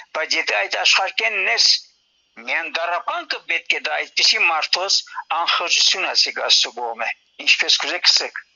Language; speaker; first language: Armenian; early bilingual, heritage; Armenian